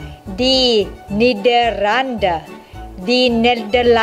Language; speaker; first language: German; non-native, learner; Thai